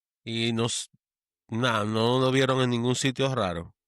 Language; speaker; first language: Spanish; native; Spanish